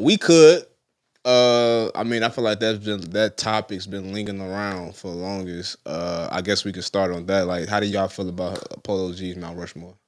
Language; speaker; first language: English; native; English